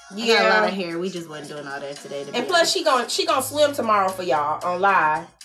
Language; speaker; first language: English; native; English